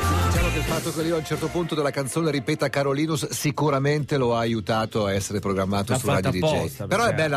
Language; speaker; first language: Italian; native; Italian